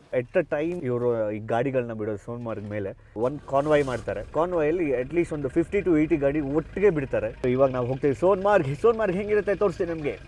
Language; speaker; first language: Kannada; native; Kannada